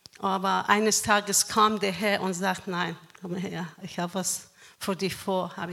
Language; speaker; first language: German; non-native, fluent; Persian